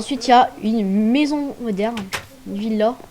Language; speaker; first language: French; native; French